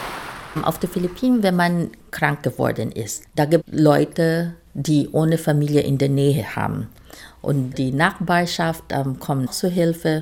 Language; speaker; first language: German; non-native, fluent; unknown